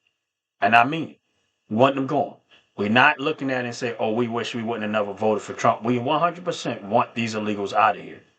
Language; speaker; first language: English; native; English